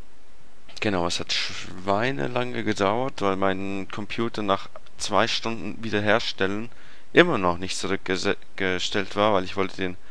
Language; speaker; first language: German; native; German